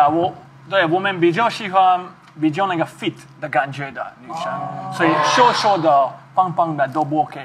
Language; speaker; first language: Chinese; non-native, learner; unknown